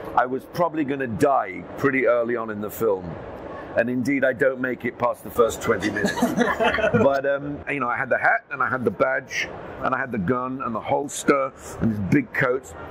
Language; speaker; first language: English; native; English